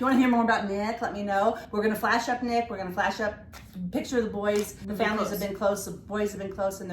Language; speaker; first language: English; native; English